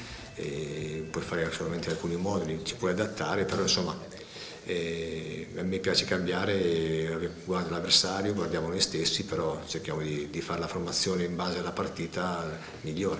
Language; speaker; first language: Italian; native; Italian